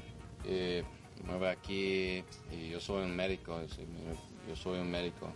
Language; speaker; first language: Spanish; non-native, learner; English